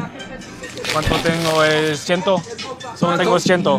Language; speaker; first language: Spanish; non-native, learner; French